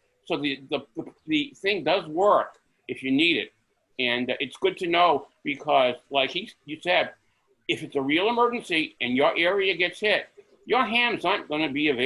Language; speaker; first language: English; native; English